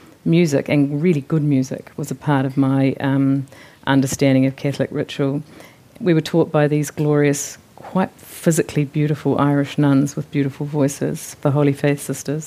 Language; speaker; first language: English; native; English